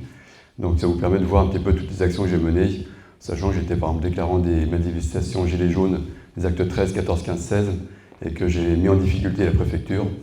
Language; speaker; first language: French; native; French